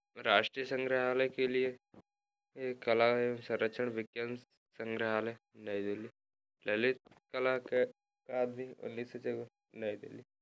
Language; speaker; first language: Hindi; native; Hindi